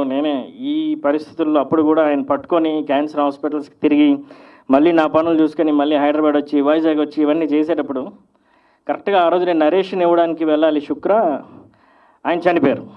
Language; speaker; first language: Telugu; native; Telugu